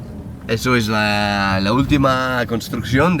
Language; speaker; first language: Spanish; non-native, learner; English